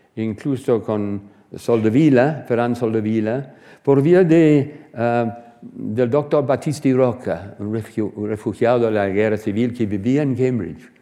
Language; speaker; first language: Spanish; non-native, fluent; English